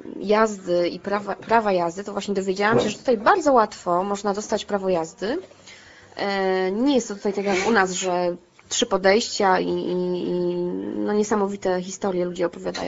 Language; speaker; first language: Polish; native; Polish